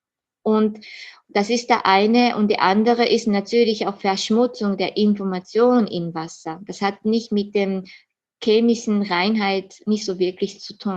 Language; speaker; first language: German; non-native, fluent; Japanese